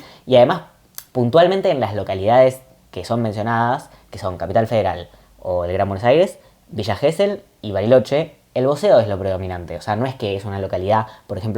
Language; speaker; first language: Spanish; native; Spanish